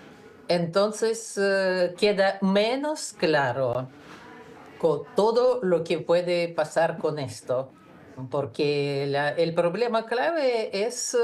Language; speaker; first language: Spanish; non-native, fluent; Russian